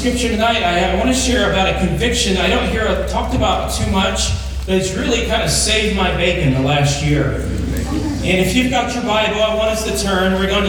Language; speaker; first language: English; native; English